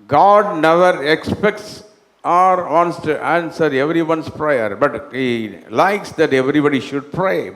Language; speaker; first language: English; non-native, local second language; Tamil